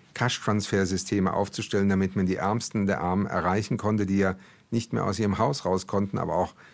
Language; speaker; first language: German; early bilingual, other home language; Portuguese